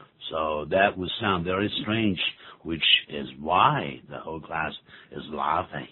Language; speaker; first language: English; non-native, fluent; Chinese